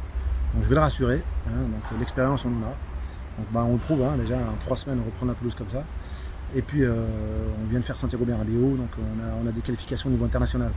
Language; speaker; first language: French; non-native, local second language; Arabic